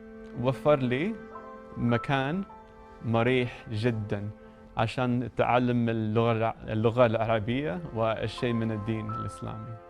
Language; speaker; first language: Arabic; non-native, learner; English